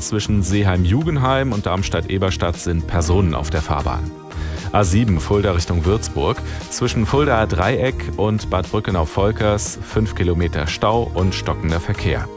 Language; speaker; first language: German; native; German